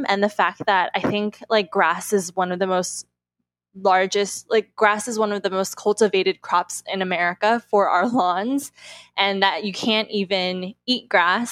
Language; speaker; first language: English; native; English